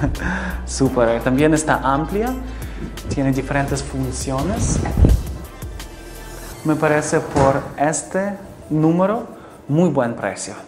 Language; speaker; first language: Spanish; non-native, fluent; Ukrainian